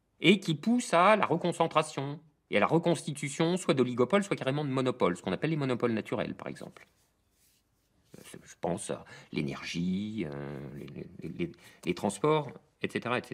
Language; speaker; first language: French; native; French